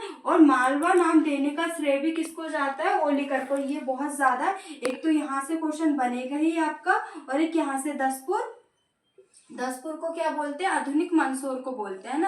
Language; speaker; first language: Hindi; native; Hindi